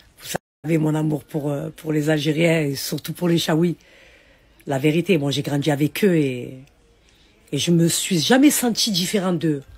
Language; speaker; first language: French; early bilingual, other home language; Arabic